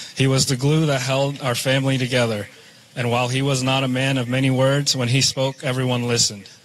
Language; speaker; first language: English; early bilingual, other home language; Vietnamese